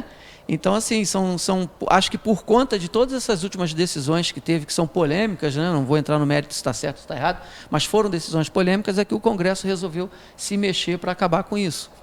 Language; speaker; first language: Portuguese; native; Portuguese